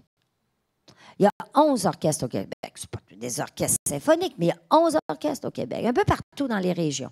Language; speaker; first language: French; native; French